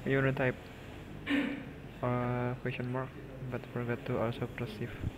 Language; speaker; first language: English; non-native, learner; Indonesian